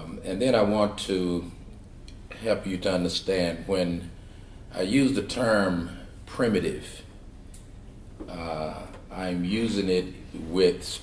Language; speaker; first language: English; native; English